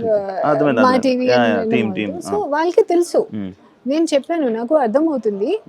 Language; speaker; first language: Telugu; non-native, local second language; Hindi